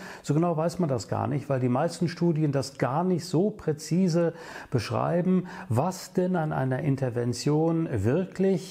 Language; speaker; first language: German; native; German